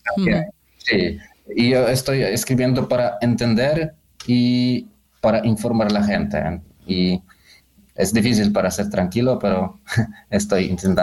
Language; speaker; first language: Spanish; non-native, fluent; Polish